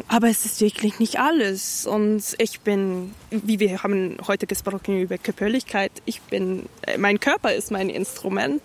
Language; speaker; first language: German; non-native, fluent; English